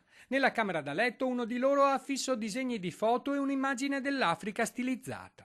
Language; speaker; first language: Italian; native; Italian